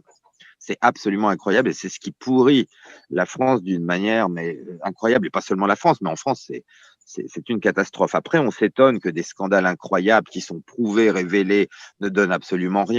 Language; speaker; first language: French; native; French